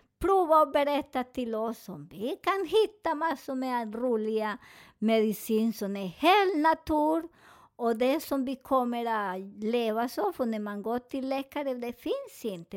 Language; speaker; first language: Swedish; non-native, fluent; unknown